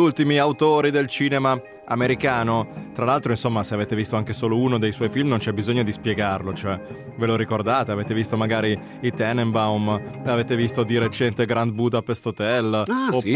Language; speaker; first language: Italian; native; Italian